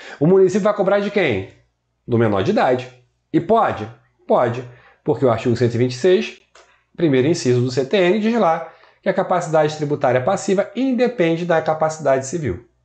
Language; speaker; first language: Portuguese; native; Portuguese